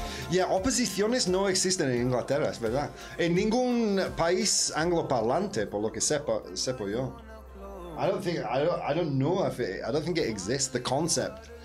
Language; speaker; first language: Spanish; non-native, fluent; English